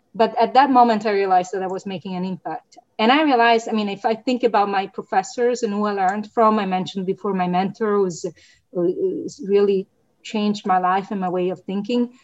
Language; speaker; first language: English; non-native, fluent; Italian